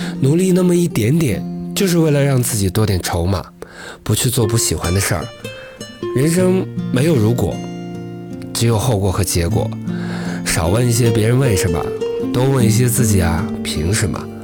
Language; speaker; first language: Chinese; native; Chinese